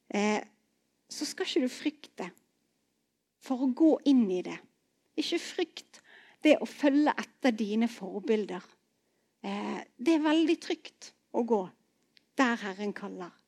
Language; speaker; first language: Norwegian; native; Norwegian